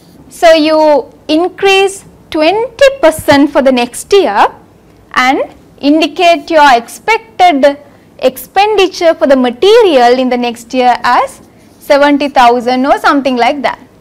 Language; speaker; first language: English; non-native, local second language; Sinhala